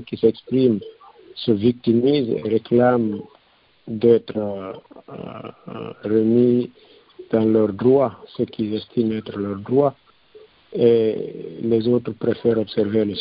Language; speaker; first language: French; non-native, local second language; Fula